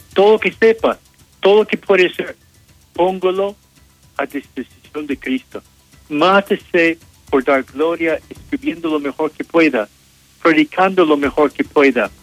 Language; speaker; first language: Spanish; non-native, fluent; English